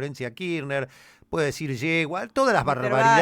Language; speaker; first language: Spanish; native; Spanish